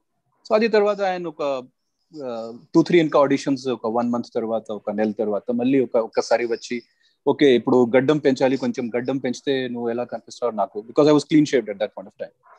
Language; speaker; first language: Telugu; non-native, local second language; Hindi